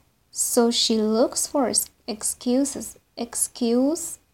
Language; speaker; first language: English; non-native, fluent; Persian